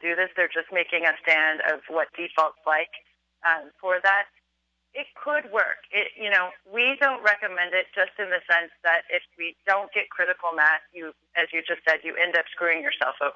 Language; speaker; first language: English; native; English